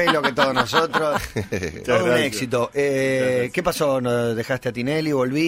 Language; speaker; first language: Spanish; native; Spanish